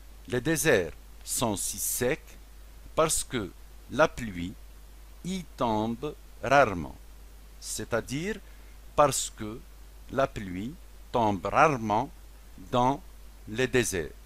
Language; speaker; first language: French; non-native, local second language; Arabic